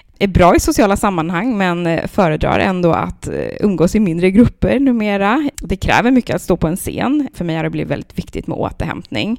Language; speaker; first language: Swedish; native; Swedish